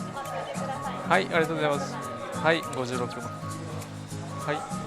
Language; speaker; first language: Japanese; non-native, fluent; Urdu